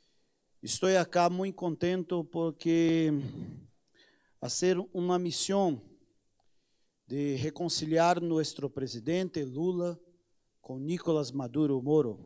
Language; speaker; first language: Spanish; non-native, learner; Portuguese